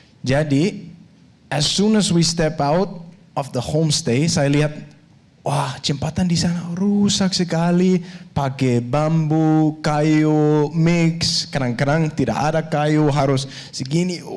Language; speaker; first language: Indonesian; non-native, fluent; Danish